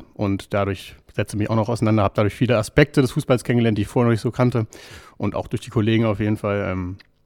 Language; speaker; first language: German; native; German